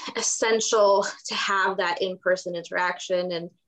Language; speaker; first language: English; non-native, fluent; Ukrainian